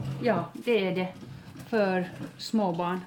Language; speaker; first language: Swedish; non-native, fluent; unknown